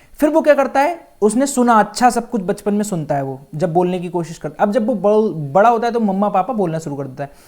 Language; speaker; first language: Hindi; native; Hindi